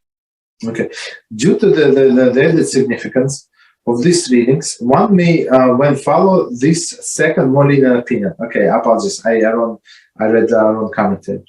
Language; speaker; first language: English; non-native, fluent; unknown